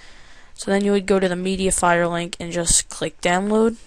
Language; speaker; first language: English; native; English